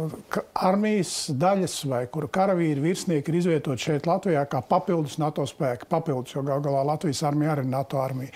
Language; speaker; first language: Latvian; native; Latvian